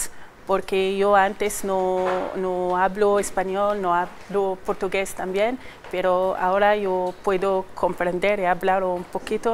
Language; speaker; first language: Spanish; non-native, learner; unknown